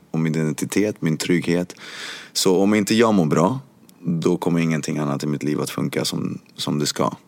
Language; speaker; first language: Swedish; early bilingual, other home language; Spanish